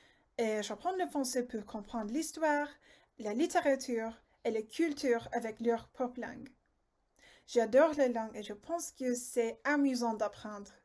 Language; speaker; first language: French; non-native, learner; Turkish